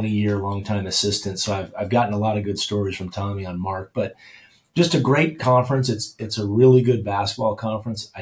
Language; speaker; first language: English; native; English